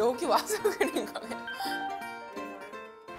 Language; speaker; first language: Korean; native; Korean